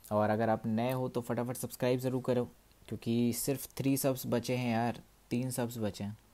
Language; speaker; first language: Hindi; native; Hindi